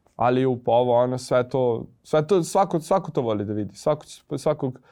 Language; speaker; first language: Serbian; native; Serbian